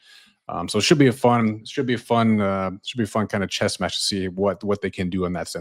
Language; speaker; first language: English; native; English